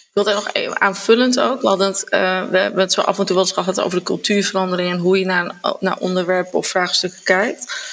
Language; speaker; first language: Dutch; native; Dutch